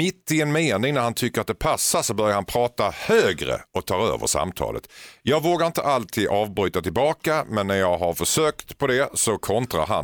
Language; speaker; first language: Swedish; native; Swedish